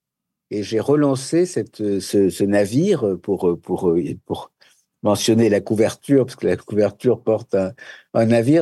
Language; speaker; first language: French; native; French